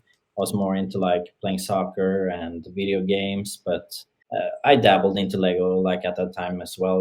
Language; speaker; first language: English; non-native, fluent; Norwegian